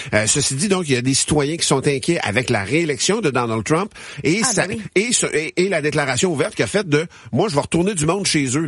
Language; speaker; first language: French; native; French